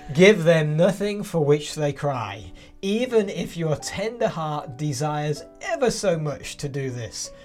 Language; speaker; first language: English; native; English